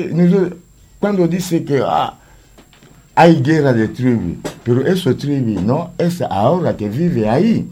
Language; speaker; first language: Spanish; non-native, learner; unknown